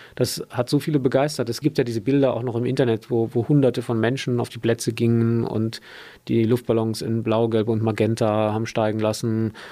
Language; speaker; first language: German; native; German